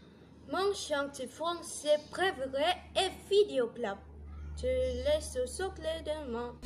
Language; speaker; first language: French; non-native, learner; Indonesian